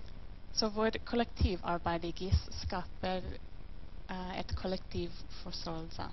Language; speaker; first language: Norwegian; non-native, learner; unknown